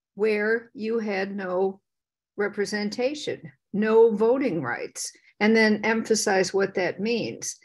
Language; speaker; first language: English; native; English